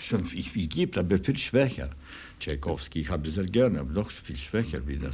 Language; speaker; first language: German; non-native, fluent; Russian